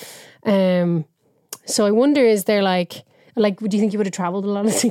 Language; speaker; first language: English; native; English